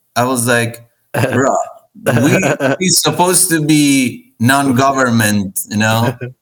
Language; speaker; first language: English; non-native, fluent; Persian